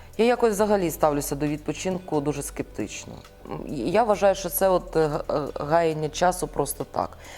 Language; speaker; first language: Ukrainian; non-native, local second language; Russian